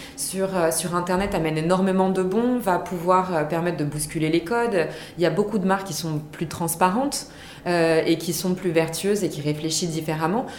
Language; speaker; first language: French; native; French